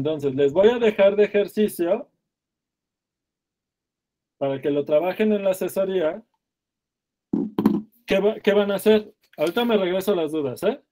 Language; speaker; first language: Spanish; native; Spanish